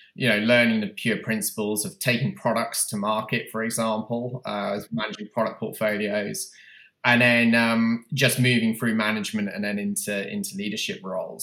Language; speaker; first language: English; native; English